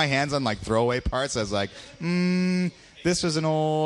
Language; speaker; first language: English; native; English